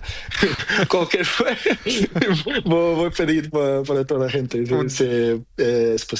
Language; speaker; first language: Spanish; non-native, learner; Portuguese